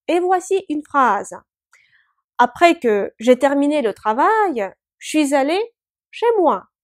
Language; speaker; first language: French; non-native, fluent; Russian